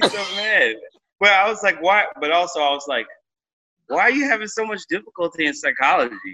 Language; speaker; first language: English; native; English